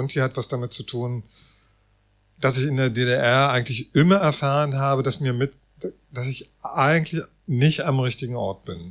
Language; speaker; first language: German; native; German